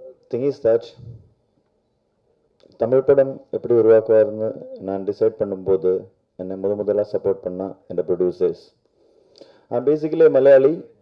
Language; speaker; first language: Tamil; non-native, local second language; Malayalam